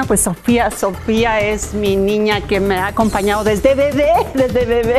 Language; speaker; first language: Spanish; native; Spanish